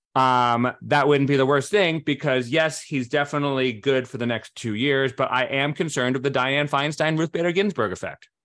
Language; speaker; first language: English; native; English